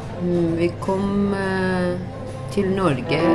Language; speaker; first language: Norwegian; non-native, learner; Persian